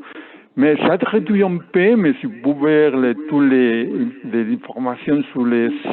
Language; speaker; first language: French; non-native, learner; Spanish